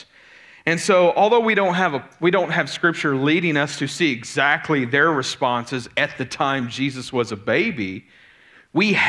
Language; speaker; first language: English; native; English